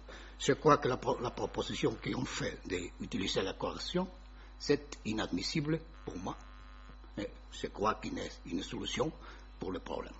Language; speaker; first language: French; non-native, learner; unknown